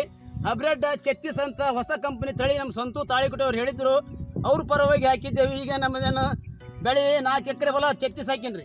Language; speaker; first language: Kannada; native; Kannada